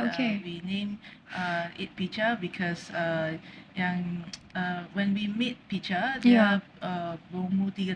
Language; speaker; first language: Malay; non-native, local second language; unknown